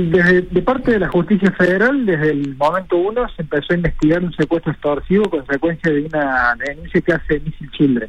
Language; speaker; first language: Spanish; native; Spanish